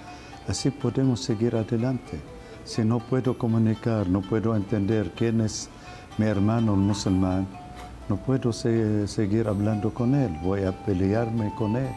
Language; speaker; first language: Spanish; non-native, fluent; Arabic